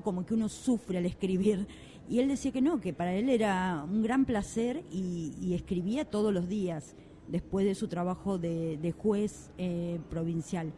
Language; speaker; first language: Spanish; native; Spanish